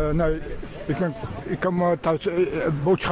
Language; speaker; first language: Dutch; non-native, learner; Turkish